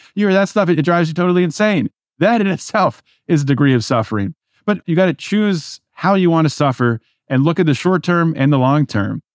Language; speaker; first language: English; native; English